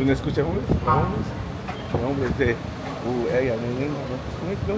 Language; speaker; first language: Spanish; non-native, learner; English